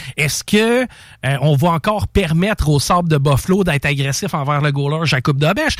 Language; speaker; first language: French; non-native, local second language; English